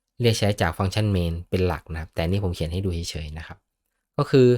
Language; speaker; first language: Thai; native; Thai